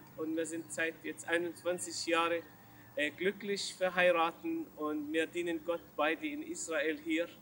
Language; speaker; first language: German; non-native, learner; Arabic